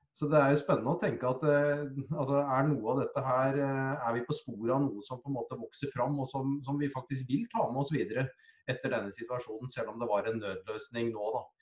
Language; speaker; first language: Norwegian; native; Norwegian